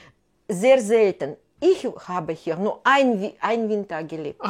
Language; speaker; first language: German; non-native, fluent; Russian